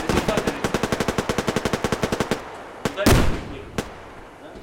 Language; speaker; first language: Russian; native; Russian